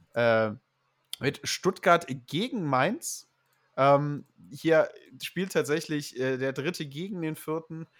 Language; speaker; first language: German; native; German